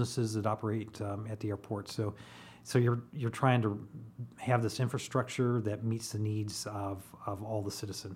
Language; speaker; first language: English; native; English